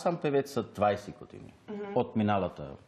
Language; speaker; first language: Bulgarian; non-native, learner; German